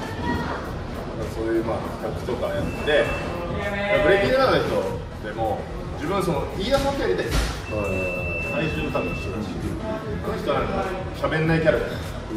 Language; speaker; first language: Japanese; native; Japanese